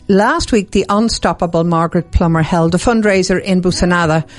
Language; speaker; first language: English; native; English